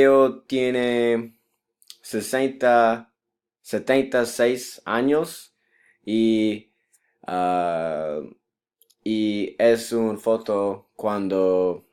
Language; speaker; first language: Spanish; non-native, learner; English